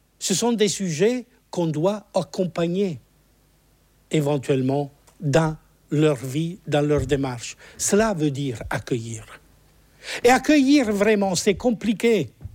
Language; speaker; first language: French; non-native, fluent; Italian